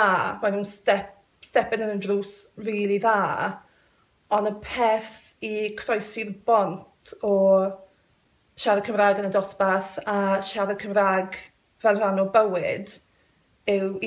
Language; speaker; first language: Welsh; non-native, local second language; English